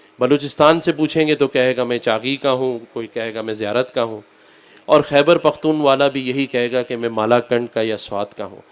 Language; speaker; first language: Urdu; native; Urdu